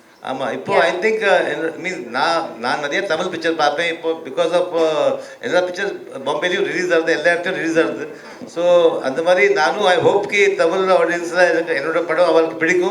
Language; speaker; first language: Tamil; early bilingual, heritage; Tamil